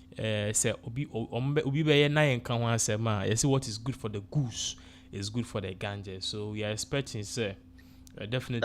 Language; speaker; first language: English; non-native, local second language; Akan